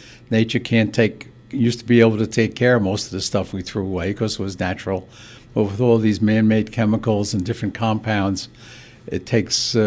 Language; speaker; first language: English; native; English